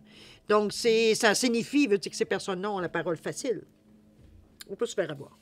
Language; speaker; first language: French; native; French